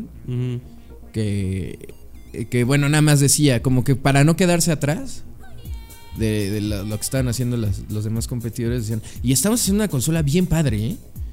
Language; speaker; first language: Spanish; native; Spanish